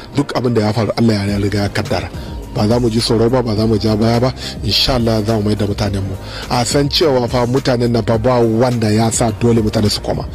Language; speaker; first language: Hausa; non-native, local second language; Kanuri